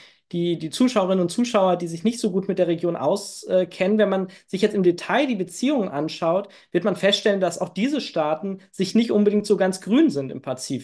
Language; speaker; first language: German; native; German